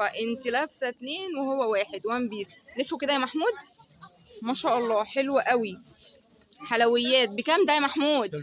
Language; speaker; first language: Arabic; native; Arabic